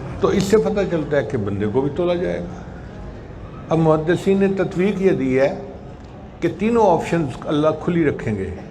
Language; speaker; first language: Urdu; non-native, local second language; Punjabi